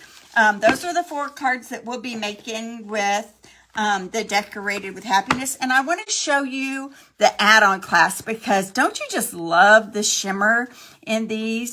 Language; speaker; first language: English; native; English